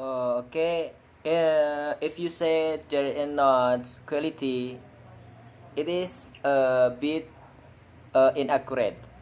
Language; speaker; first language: English; non-native, learner; Indonesian